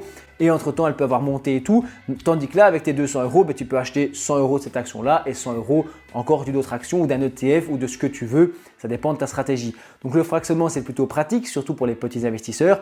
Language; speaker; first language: French; native; French